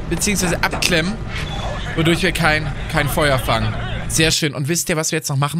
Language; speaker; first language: German; native; German